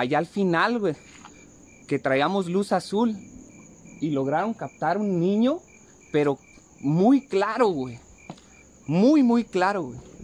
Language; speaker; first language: Spanish; native; Spanish